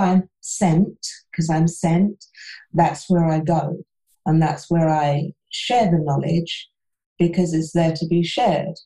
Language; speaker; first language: English; native; English